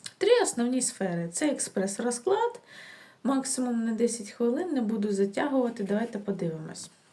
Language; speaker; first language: Ukrainian; non-native, local second language; Russian